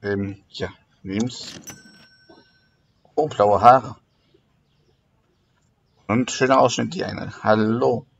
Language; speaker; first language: German; native; German